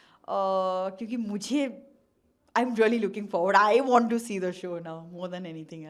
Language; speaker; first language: Hindi; native; Hindi